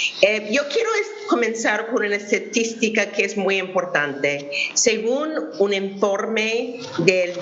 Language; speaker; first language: Spanish; non-native, fluent; English